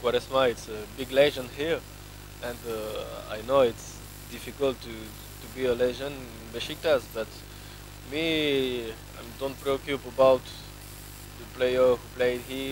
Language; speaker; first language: English; non-native, learner; French